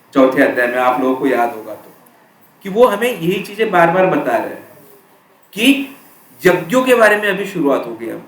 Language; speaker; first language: Hindi; non-native, local second language; Marathi